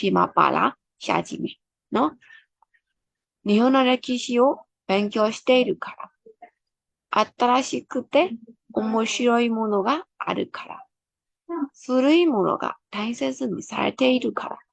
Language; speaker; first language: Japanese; non-native, fluent; Burmese